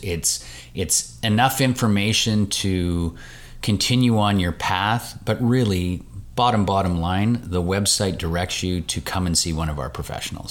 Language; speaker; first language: English; native; English